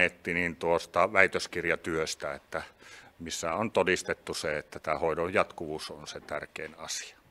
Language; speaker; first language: Finnish; native; Finnish